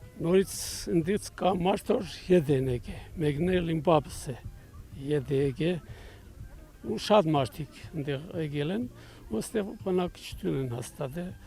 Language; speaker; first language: Armenian; native; Armenian